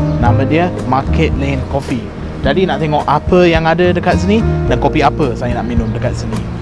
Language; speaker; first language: Malay; non-native, fluent; English